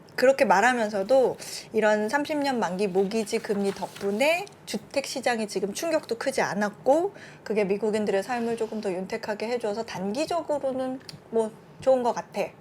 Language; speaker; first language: Korean; native; Korean